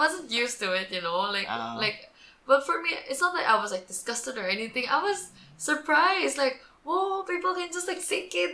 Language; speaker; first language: English; native; English